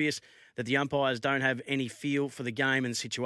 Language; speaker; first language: English; native; English